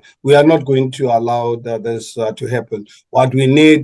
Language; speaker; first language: English; non-native, local second language; Northern Sotho